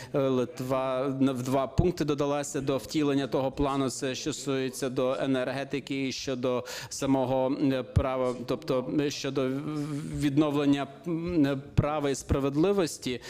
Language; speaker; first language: Ukrainian; non-native, fluent; Lithuanian